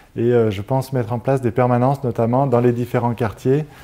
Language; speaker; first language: French; native; French